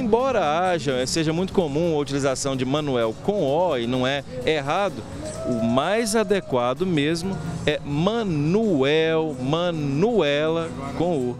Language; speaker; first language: Portuguese; native; Portuguese